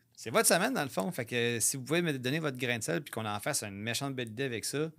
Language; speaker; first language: French; native; French